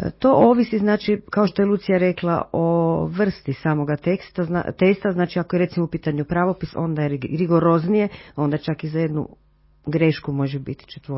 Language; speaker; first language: Croatian; native; Croatian